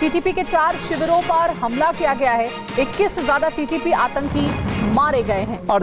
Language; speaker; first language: Hindi; native; Hindi